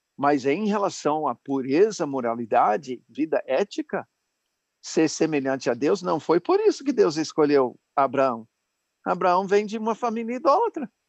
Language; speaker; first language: Portuguese; non-native, fluent; English